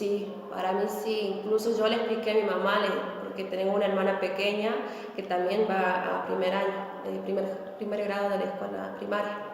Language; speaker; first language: Spanish; native; Spanish